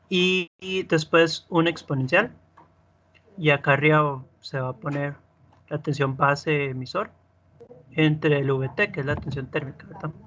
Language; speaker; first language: Spanish; native; Spanish